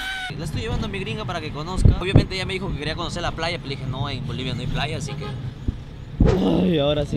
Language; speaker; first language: Spanish; native; Spanish